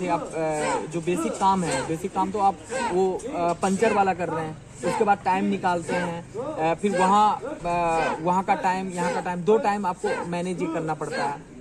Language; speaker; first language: Hindi; native; Hindi